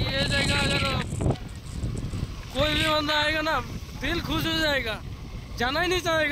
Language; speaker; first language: Hindi; non-native, local second language; Bangla